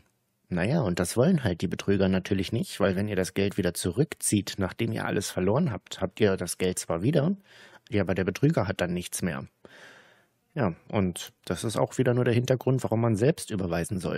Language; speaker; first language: German; native; German